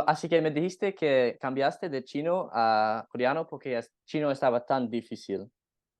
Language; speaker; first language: Spanish; non-native, learner; English